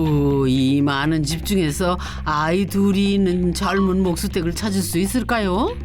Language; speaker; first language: Korean; native; Korean